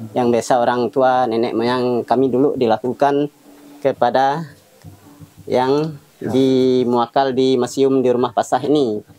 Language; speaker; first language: Indonesian; non-native, local second language; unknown